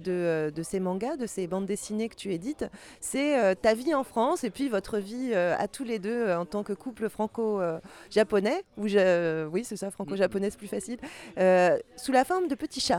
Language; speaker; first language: French; native; French